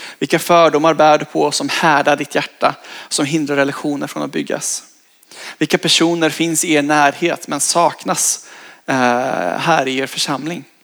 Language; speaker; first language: Swedish; native; Swedish